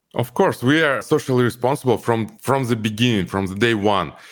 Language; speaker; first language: English; non-native, fluent; Kazakh